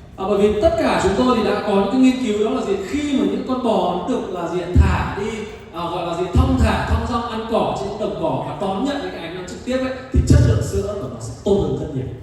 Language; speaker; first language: Vietnamese; native; Vietnamese